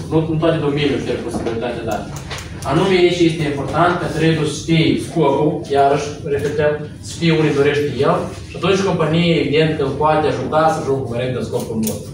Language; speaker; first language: Romanian; non-native, local second language; Russian